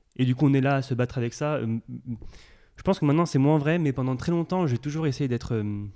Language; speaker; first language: French; native; French